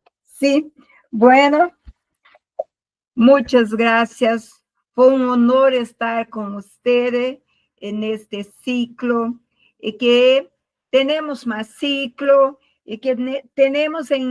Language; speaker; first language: Spanish; non-native, learner; Portuguese